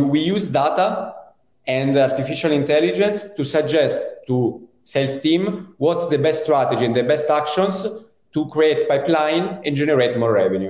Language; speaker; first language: English; non-native, fluent; Italian